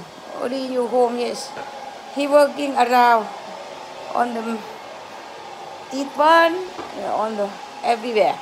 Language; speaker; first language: English; non-native, learner; Thai